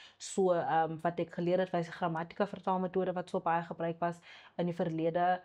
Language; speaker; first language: Afrikaans; non-native, local second language; Xhosa